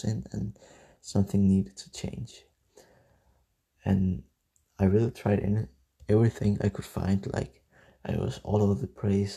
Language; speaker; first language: English; non-native, fluent; Danish